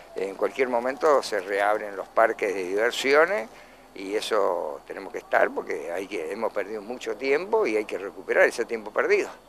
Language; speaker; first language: Spanish; native; Spanish